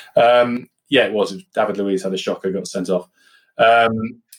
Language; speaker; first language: English; native; English